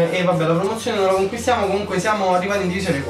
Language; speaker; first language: Italian; native; Italian